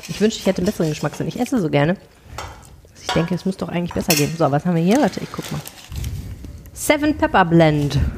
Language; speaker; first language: German; native; German